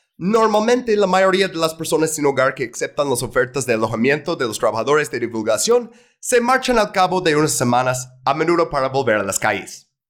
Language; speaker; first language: Spanish; non-native, fluent; English